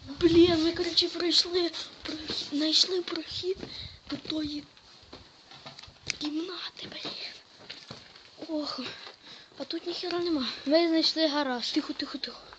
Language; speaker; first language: Ukrainian; native; Ukrainian